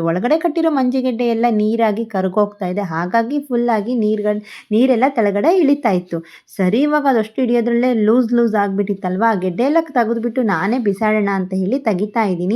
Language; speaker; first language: Kannada; native; Kannada